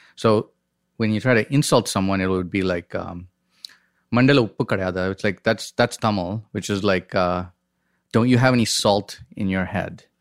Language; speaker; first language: English; non-native, local second language; Tamil